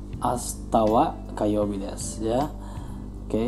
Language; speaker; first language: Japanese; non-native, fluent; Indonesian